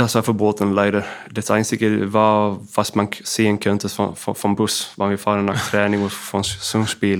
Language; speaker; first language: German; non-native, fluent; Swedish